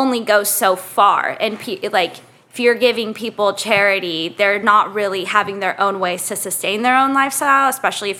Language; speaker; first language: English; native; English